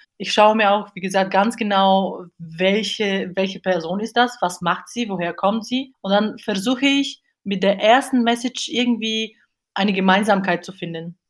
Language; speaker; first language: German; non-native, fluent; Bulgarian